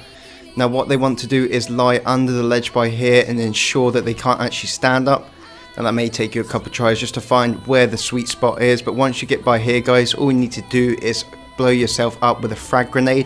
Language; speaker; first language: English; native; English